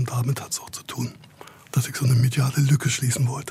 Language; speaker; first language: German; native; German